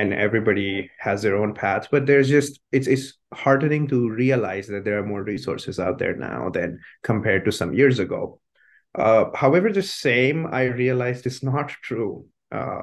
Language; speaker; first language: English; non-native, local second language; Hindi